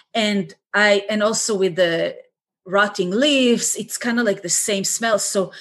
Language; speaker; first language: English; non-native, fluent; Hebrew